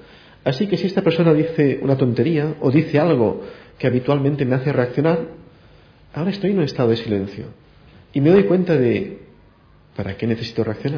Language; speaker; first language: Spanish; native; Spanish